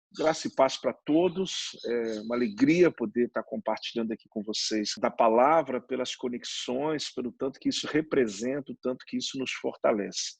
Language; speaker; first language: Portuguese; native; Portuguese